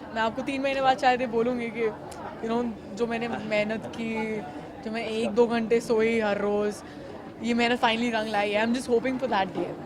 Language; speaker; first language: Hindi; native; Hindi